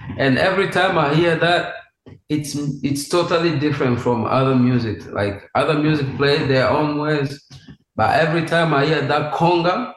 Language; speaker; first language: English; non-native, fluent; Swahili